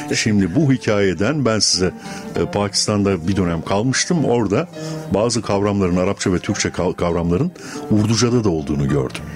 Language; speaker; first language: Turkish; native; Turkish